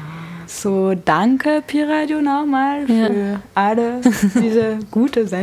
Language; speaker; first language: German; non-native, learner; French